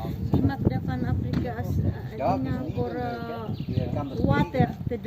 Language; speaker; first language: Dutch; early bilingual, other home language; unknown